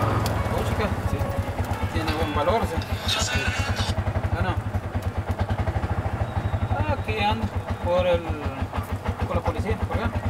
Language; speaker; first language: Spanish; native; Spanish